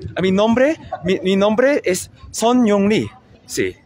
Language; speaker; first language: Spanish; non-native, learner; Korean